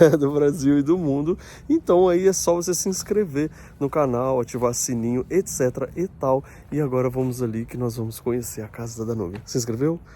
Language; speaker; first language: Portuguese; native; Portuguese